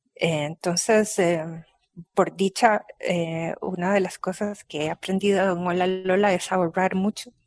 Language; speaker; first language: Spanish; native; Spanish